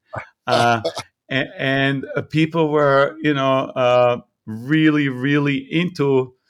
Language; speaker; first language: English; non-native, fluent; German